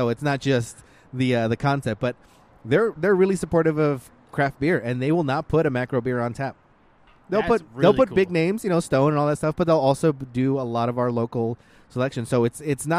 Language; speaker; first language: English; early bilingual, other home language; Spanish